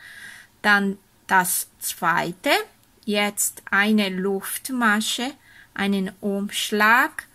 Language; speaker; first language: German; non-native, fluent; Italian